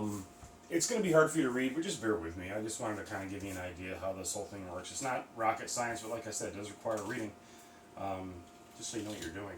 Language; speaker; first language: English; native; English